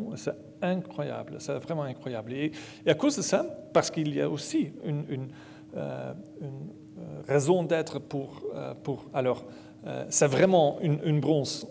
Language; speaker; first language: French; non-native, learner; Dutch